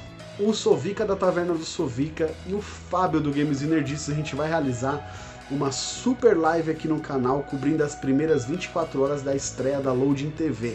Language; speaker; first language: Portuguese; native; Portuguese